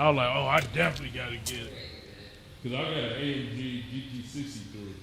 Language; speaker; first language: English; native; English